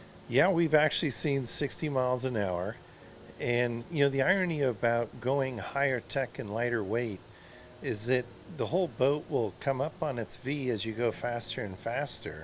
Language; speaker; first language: English; native; English